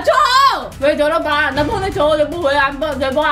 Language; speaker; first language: Korean; non-native, learner; Vietnamese